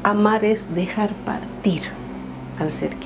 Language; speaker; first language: Spanish; non-native, fluent; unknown